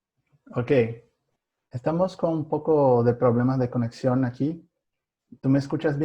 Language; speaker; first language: Spanish; non-native, fluent; Portuguese